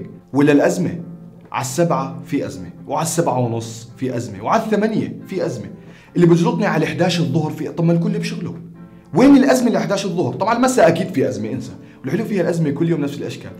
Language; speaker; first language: Arabic; native; Arabic